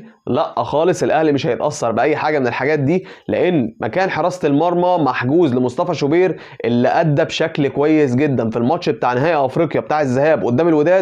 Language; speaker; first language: Arabic; native; Arabic